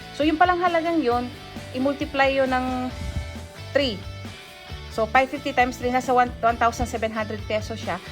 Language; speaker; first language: Filipino; non-native, local second language; Pampanga